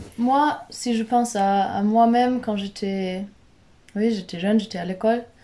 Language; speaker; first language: French; non-native, fluent; German